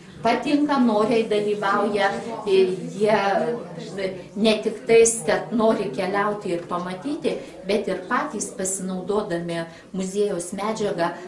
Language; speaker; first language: Lithuanian; native; Lithuanian